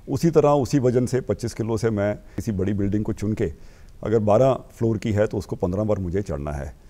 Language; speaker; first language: Hindi; native; Hindi